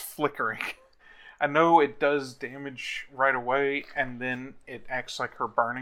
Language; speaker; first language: English; native; English